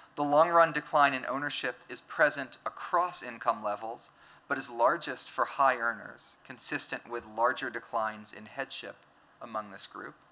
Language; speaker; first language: English; native; English